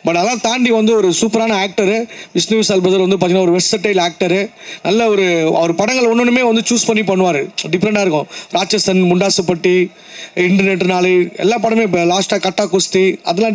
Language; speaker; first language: Tamil; native; Tamil